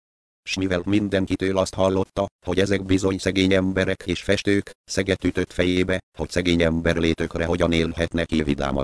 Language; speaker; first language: Hungarian; native; Hungarian